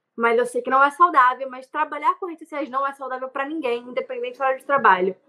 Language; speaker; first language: Portuguese; native; Portuguese